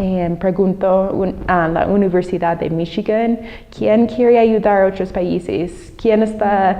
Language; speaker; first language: Spanish; non-native, fluent; English